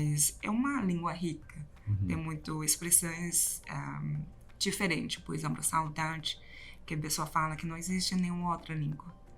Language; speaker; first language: Portuguese; non-native, fluent; Chinese